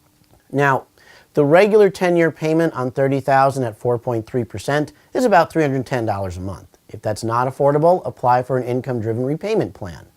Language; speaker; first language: English; native; English